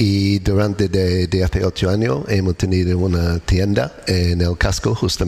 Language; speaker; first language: Spanish; non-native, learner; English